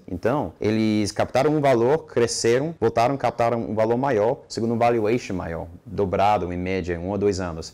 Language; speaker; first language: Portuguese; non-native, fluent; English